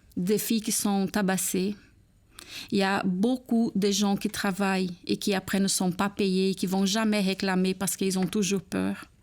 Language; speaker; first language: French; non-native, fluent; Portuguese